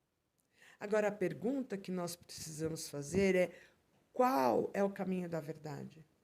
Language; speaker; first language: Portuguese; native; Portuguese